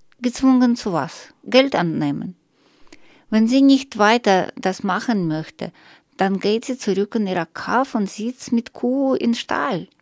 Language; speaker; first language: German; non-native, learner; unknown